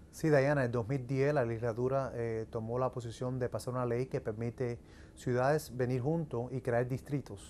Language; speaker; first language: Spanish; early bilingual, heritage; English